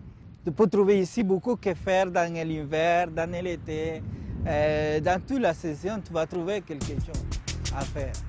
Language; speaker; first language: French; non-native, learner; Spanish